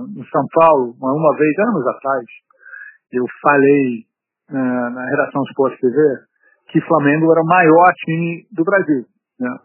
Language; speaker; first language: Portuguese; non-native, fluent; English